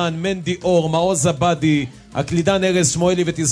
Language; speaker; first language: Hebrew; native; Hebrew